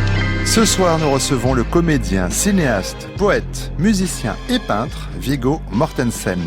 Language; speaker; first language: French; native; French